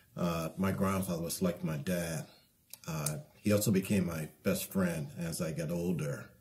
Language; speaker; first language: English; native; English